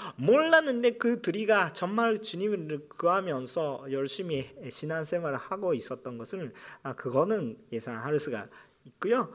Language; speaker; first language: Korean; non-native, fluent; Japanese